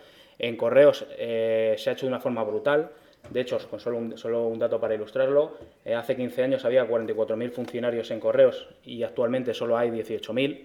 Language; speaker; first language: Spanish; native; Spanish